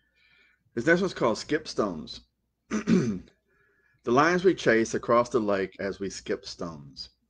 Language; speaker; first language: English; native; English